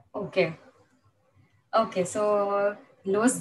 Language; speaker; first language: German; non-native, fluent; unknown